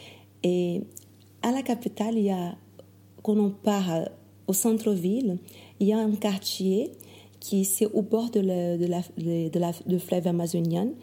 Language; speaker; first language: French; non-native, fluent; Portuguese